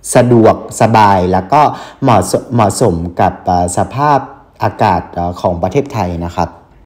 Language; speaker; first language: Thai; non-native, fluent; Vietnamese